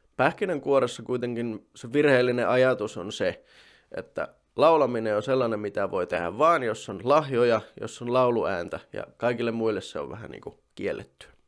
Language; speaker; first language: Finnish; native; Finnish